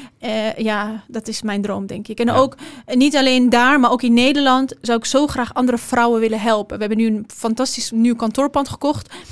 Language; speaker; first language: Dutch; early bilingual, other home language; Persian